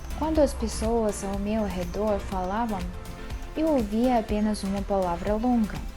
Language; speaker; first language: Portuguese; non-native, learner; Russian